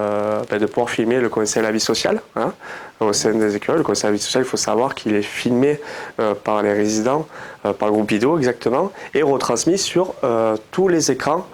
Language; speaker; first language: French; native; French